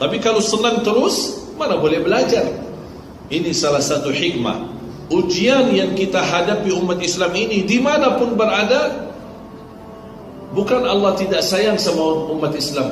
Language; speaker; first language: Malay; non-native, fluent; Arabic